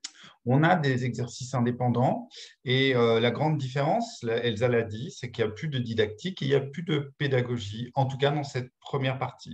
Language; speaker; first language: French; native; French